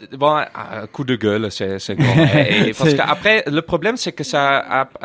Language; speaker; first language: French; non-native, fluent; Dutch